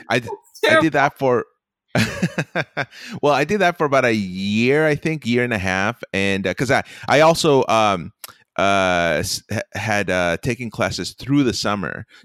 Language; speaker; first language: English; early bilingual, other home language; Spanish